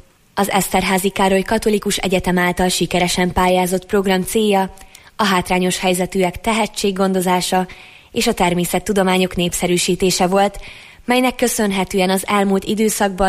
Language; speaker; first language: Hungarian; native; Hungarian